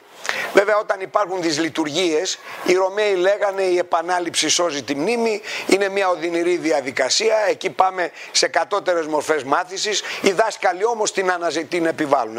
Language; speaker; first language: Greek; native; Greek